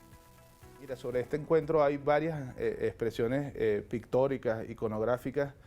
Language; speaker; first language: Spanish; native; Spanish